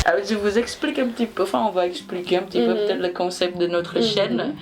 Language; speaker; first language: French; non-native, learner; Indonesian